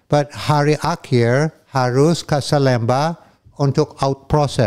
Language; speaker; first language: Indonesian; non-native, fluent; English